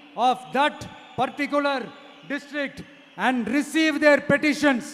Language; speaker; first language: English; non-native, local second language; Tamil